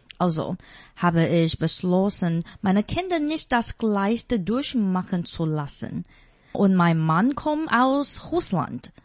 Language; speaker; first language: German; non-native, fluent; Chinese